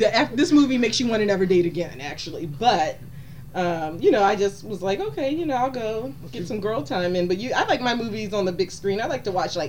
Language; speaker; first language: English; native; English